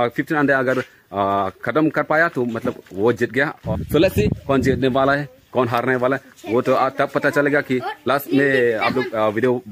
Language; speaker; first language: Hindi; non-native, local second language; Karbi